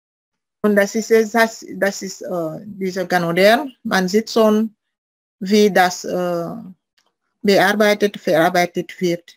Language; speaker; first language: German; non-native, fluent; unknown